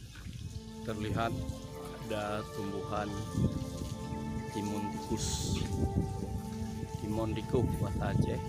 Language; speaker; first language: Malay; non-native, local second language; Achinese